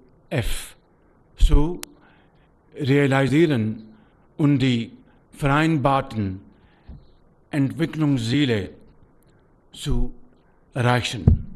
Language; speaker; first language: German; non-native, learner; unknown